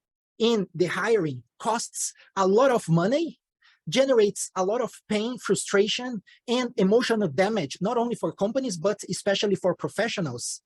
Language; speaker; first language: English; non-native, fluent; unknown